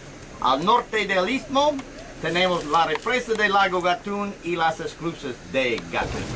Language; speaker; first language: Spanish; non-native, learner; English